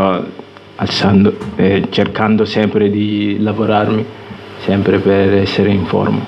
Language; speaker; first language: Italian; non-native, fluent; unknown